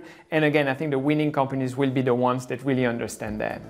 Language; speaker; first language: English; non-native, fluent; French